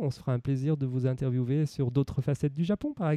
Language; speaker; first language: French; native; French